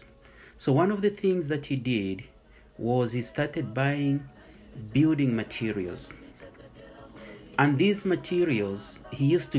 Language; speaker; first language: English; non-native, local second language; Bemba